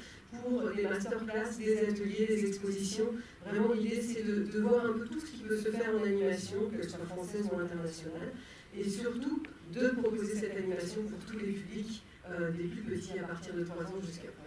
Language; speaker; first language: French; native; French